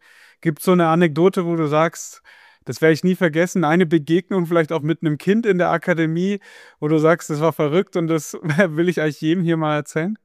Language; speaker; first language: German; native; German